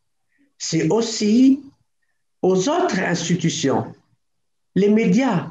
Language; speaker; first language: French; non-native, local second language; Arabic